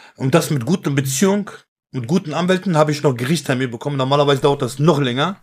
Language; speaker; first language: German; early bilingual, other home language; Kurdish